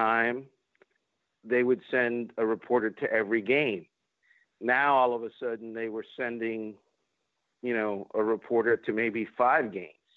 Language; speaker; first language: English; non-native, fluent; Spanish